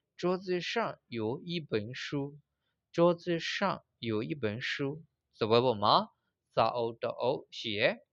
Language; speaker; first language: Chinese; non-native, fluent; Burmese